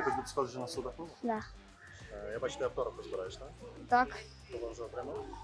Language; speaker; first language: Ukrainian; native; Ukrainian